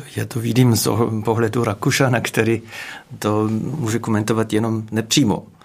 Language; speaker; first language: Czech; non-native, fluent; German